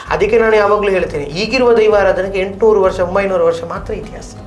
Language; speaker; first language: Kannada; non-native, local second language; Tulu